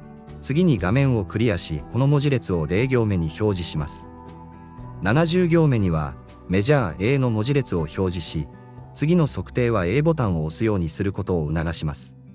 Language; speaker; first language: Japanese; native; Japanese